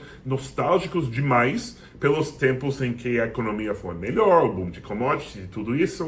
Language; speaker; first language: Portuguese; non-native, fluent; English